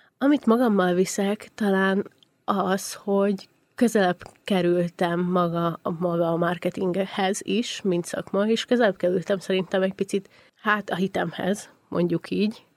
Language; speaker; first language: Hungarian; native; Hungarian